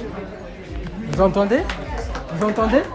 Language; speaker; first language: French; non-native, fluent; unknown